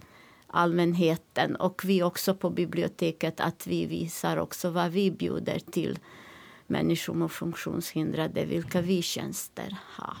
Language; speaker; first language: Swedish; non-native, learner; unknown